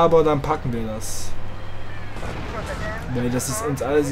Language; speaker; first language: German; native; German